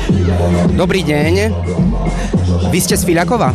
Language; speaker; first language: Slovak; native; Slovak